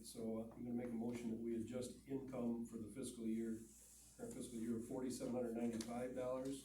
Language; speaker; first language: English; native; English